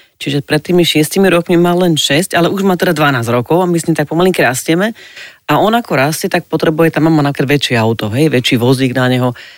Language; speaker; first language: Slovak; native; Slovak